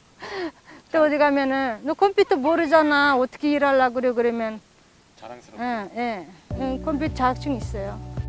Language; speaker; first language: Korean; non-native, fluent; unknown